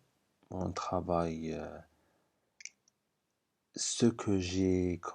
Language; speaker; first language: French; non-native, fluent; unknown